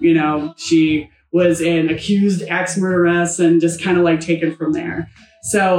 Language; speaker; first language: English; native; English